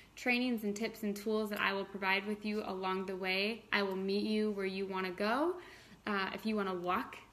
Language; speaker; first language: English; native; English